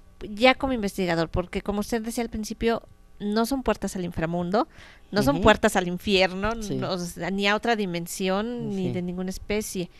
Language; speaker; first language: Spanish; native; Spanish